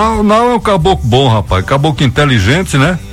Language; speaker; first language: Portuguese; native; Portuguese